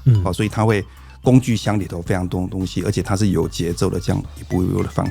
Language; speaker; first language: Chinese; native; Chinese